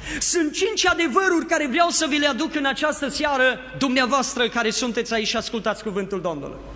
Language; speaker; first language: Romanian; native; Romanian